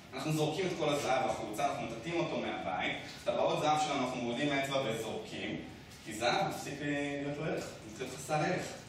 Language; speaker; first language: Hebrew; native; Hebrew